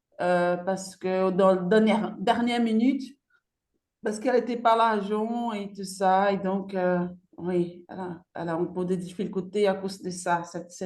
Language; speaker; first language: French; non-native, fluent; Portuguese